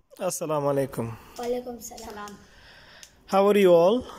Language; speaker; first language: English; non-native, fluent; Urdu